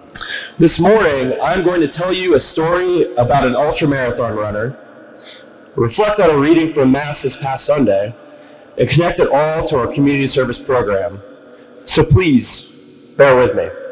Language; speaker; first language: English; native; English